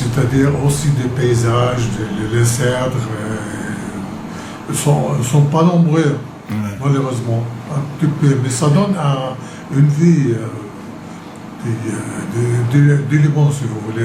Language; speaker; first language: French; non-native, local second language; Arabic